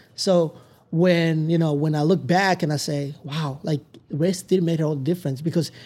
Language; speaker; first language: English; non-native, local second language; Rundi